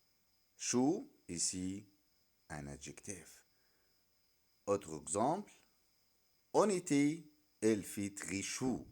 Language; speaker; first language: French; non-native, fluent; Arabic